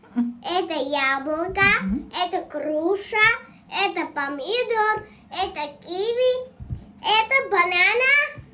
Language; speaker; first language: Russian; non-native, learner; Armenian